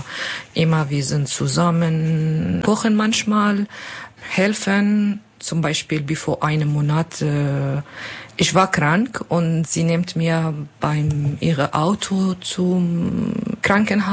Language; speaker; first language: German; non-native, learner; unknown